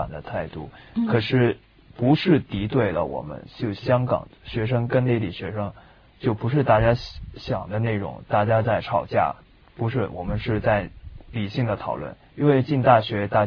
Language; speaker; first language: Chinese; non-native, local second language; Cantonese